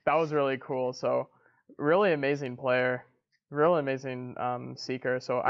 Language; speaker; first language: English; native; English